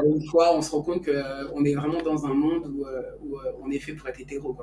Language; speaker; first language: French; native; French